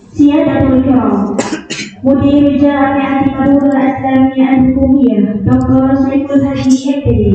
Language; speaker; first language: Arabic; non-native, learner; Indonesian